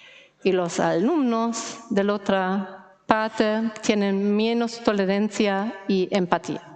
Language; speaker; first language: Spanish; non-native, fluent; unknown